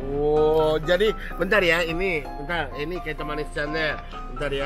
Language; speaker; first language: Indonesian; non-native, fluent; Japanese